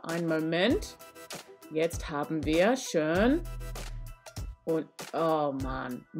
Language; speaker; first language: German; non-native, learner; English